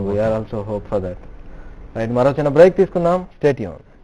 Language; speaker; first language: Telugu; native; Telugu